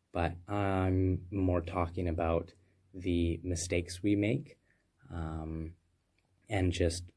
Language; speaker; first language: English; native; English